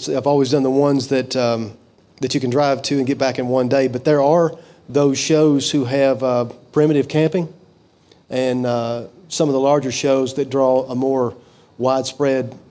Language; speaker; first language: English; native; English